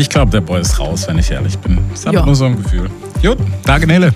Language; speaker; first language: German; native; German